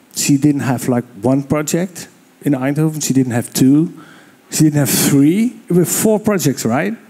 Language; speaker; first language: English; non-native, fluent; Dutch